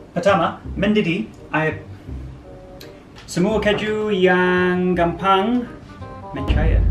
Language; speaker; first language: Indonesian; non-native, learner; English